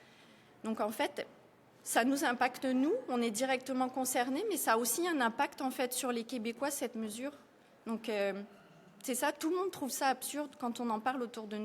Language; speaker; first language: French; native; French